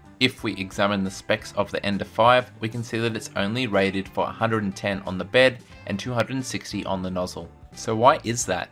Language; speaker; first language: English; native; English